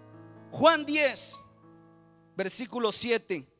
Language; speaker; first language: Spanish; native; Spanish